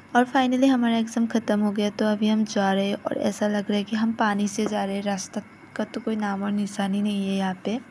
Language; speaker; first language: Hindi; non-native, local second language; Assamese